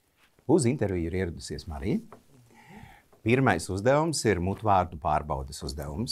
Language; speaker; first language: Latvian; native; Latvian